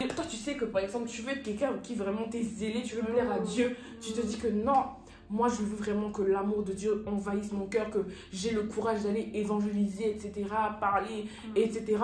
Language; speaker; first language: French; native; French